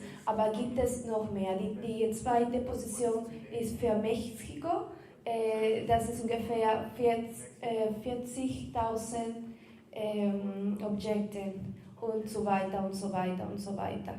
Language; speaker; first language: German; non-native, learner; Spanish